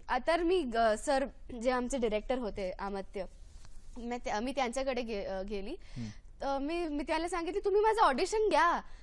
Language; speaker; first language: Marathi; non-native, local second language; Gujarati